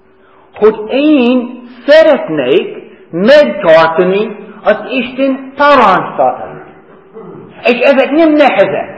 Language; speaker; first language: Hungarian; non-native, fluent; English